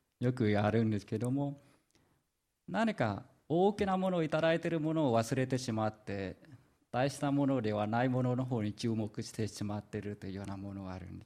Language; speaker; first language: Japanese; non-native, fluent; Vietnamese